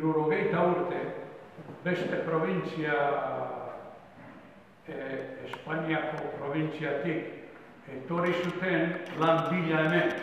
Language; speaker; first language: Basque; non-native, learner; Spanish